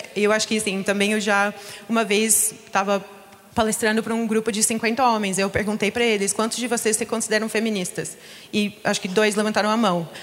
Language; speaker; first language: Portuguese; non-native, fluent; English